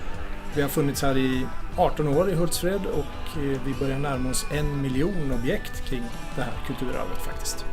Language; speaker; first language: Swedish; native; Swedish